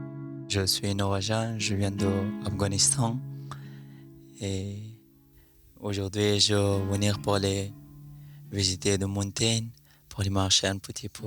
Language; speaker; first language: French; non-native, learner; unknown